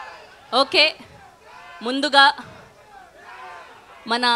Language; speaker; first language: Telugu; native; Telugu